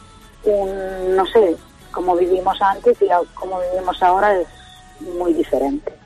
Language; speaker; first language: Spanish; non-native, fluent; Ukrainian